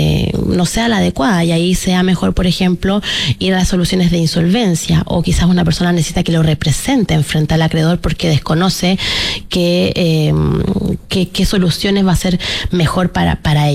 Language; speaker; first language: Spanish; native; Spanish